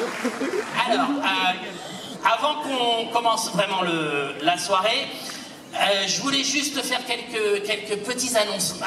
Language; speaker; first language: French; native; French